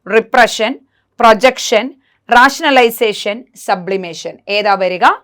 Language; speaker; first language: English; non-native, local second language; Malayalam